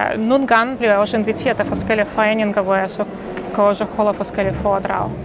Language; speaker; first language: Danish; non-native, fluent; Russian